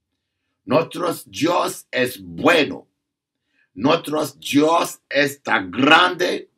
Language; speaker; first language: Spanish; non-native, learner; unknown